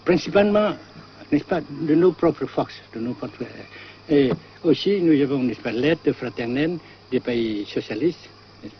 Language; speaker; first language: French; non-native, fluent; Vietnamese